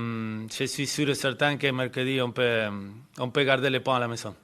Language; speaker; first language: French; non-native, fluent; Spanish